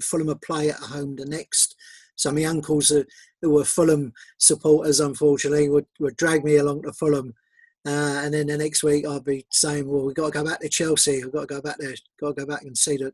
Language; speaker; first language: English; native; English